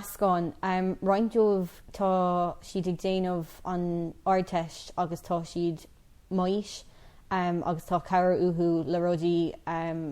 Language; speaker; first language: Irish; non-native, local second language; English